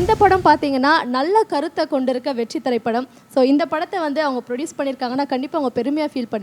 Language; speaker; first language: Tamil; native; Tamil